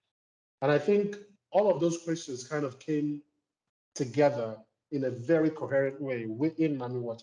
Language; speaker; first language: English; non-native, local second language; Igbo